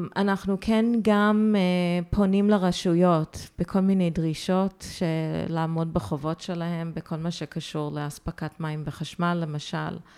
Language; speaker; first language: Hebrew; early bilingual, heritage; Hebrew